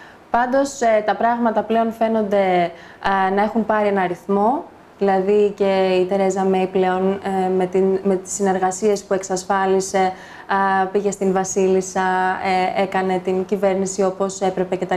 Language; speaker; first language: Greek; native; Greek